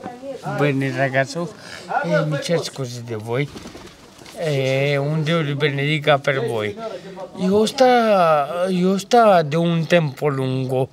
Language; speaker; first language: Italian; non-native, learner; Romanian